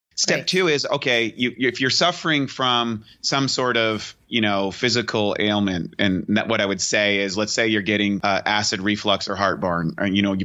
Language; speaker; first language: English; native; English